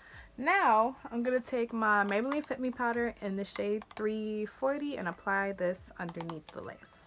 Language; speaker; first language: English; native; English